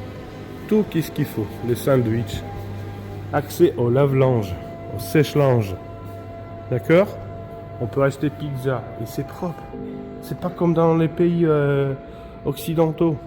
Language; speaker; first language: French; non-native, fluent; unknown